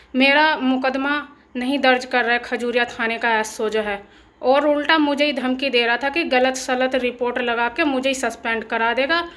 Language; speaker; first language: Hindi; native; Hindi